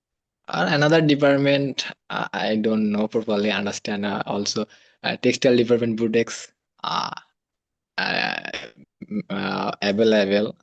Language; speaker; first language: English; non-native, learner; Bangla